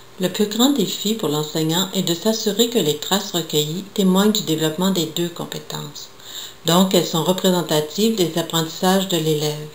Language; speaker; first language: French; native; French